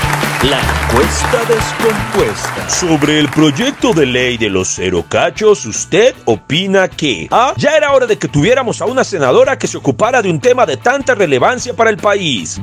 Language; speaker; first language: Spanish; native; Spanish